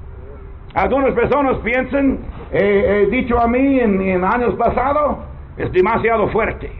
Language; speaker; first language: Spanish; non-native, learner; English